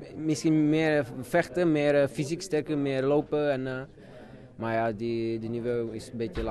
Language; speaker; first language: Dutch; non-native, learner; Czech